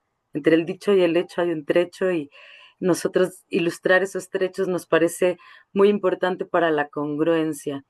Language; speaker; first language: Spanish; native; Spanish